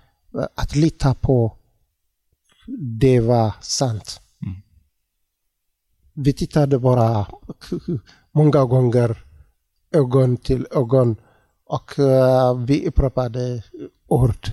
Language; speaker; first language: Swedish; non-native, learner; Tigrinya